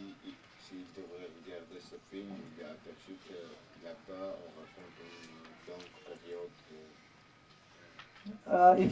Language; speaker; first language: French; non-native, fluent; Armenian